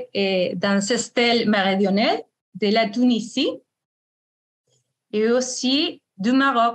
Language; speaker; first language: French; non-native, fluent; Spanish